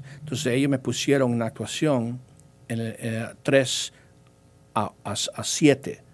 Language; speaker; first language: Spanish; early bilingual, heritage; English